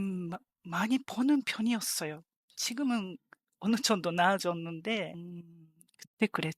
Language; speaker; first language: Korean; non-native, fluent; Japanese